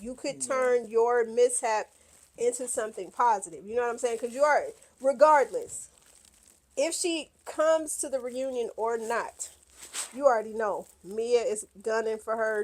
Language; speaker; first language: English; native; English